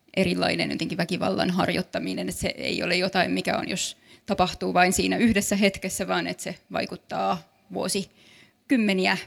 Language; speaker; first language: Finnish; native; Finnish